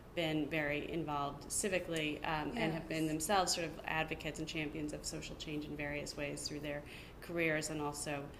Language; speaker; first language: English; native; English